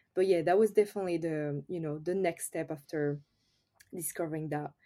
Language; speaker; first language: English; non-native, fluent; French